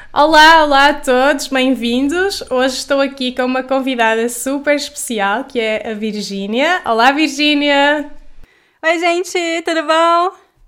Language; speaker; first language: Portuguese; native; Portuguese